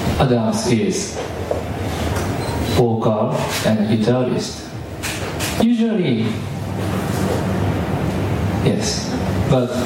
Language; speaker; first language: English; non-native, learner; Japanese